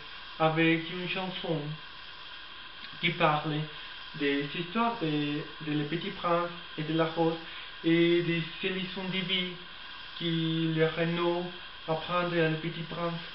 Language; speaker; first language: French; non-native, learner; Spanish